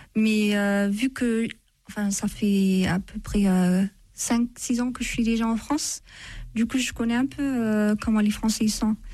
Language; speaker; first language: French; non-native, fluent; Amharic